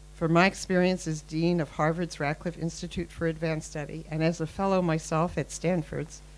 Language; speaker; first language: English; native; English